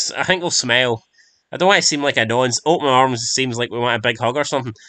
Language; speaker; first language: English; native; English